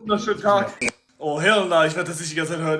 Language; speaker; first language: German; native; German